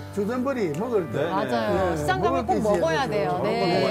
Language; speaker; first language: Korean; native; Korean